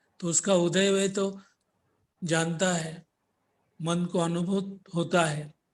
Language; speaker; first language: Hindi; non-native, local second language; Marathi